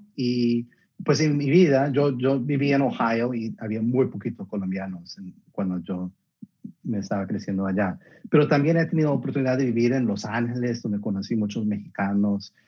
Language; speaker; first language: Spanish; early bilingual, heritage; Spanish